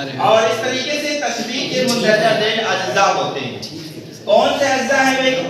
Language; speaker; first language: Urdu; native; Urdu